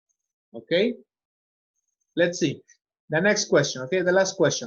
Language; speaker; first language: English; non-native, fluent; Spanish